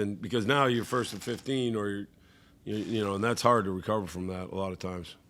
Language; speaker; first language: English; native; English